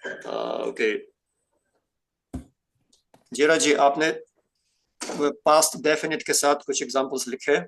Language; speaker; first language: Hindi; non-native, fluent; Ukrainian